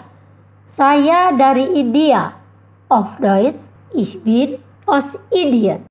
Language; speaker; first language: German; non-native, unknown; Indonesian